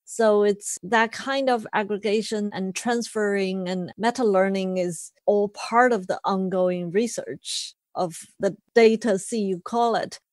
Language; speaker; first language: English; non-native, fluent; Chinese